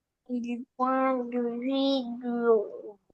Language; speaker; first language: French; non-native, learner; Arabic